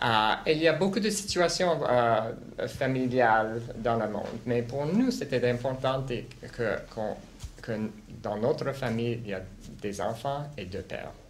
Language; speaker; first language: French; non-native, local second language; English